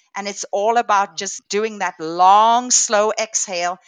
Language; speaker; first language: English; native; English